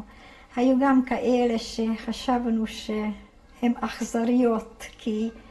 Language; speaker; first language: Hebrew; non-native, fluent; Hungarian